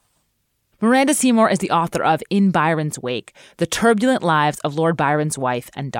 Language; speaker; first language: English; native; English